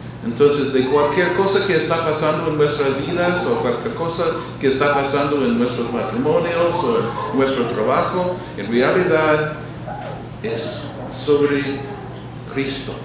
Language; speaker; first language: Spanish; non-native, fluent; English